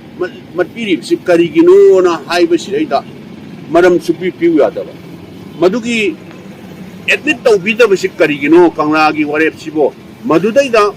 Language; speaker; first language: Manipuri; native; Manipuri